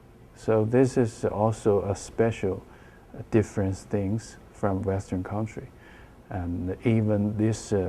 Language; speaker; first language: English; non-native, learner; Chinese